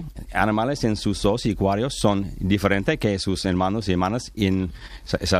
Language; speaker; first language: Spanish; non-native, learner; English